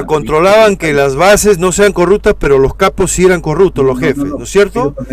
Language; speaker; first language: Spanish; native; Spanish